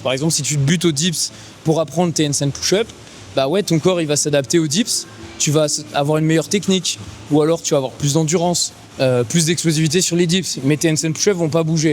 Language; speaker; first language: French; native; French